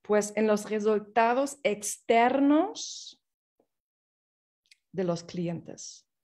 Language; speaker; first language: Spanish; non-native, fluent; English